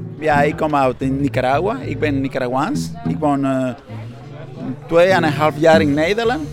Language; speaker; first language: Dutch; non-native, learner; Spanish